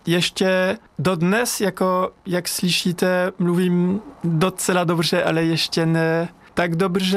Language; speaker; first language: Czech; non-native, learner; French